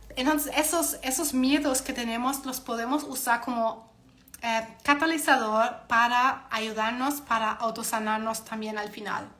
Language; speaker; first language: Spanish; non-native, fluent; German